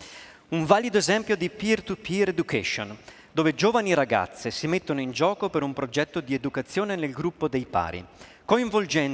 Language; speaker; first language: Italian; native; Italian